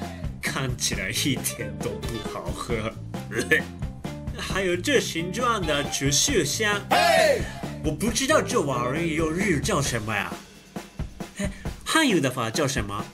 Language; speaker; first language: Chinese; non-native, fluent; Japanese